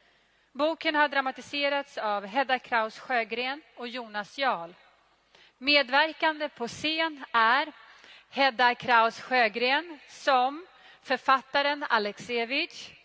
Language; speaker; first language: Swedish; native; Swedish